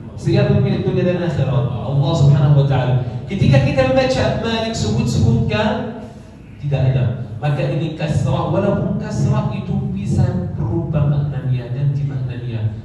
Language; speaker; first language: Malay; non-native, learner; Arabic